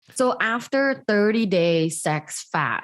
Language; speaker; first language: English; native; English